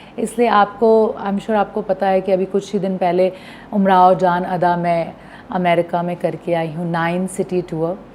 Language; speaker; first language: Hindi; non-native, local second language; Bhojpuri